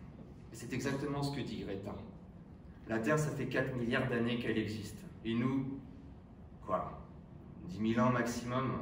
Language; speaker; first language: French; native; French